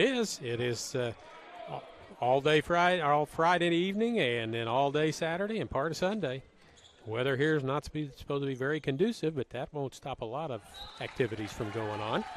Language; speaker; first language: English; native; English